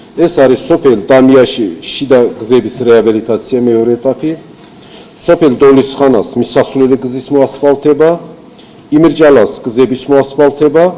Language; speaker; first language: Georgian; non-native, local second language; Azerbaijani